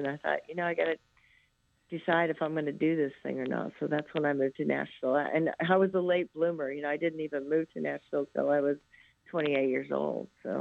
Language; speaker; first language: English; native; English